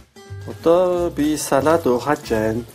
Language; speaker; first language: Mongolian; non-native, learner; French